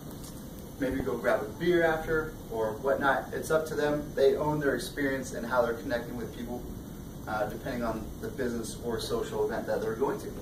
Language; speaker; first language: English; native; English